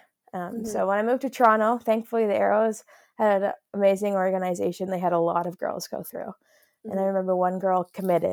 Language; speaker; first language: English; native; English